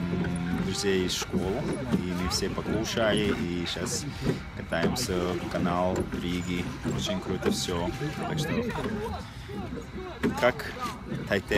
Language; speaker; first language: Russian; non-native, local second language; Latvian